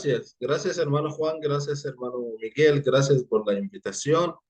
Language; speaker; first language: Spanish; non-native, fluent; Arabic